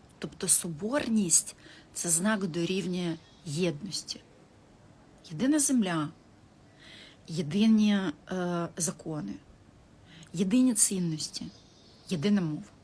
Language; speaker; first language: Ukrainian; non-native, local second language; Russian